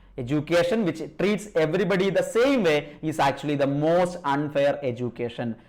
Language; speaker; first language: English; non-native, local second language; Malayalam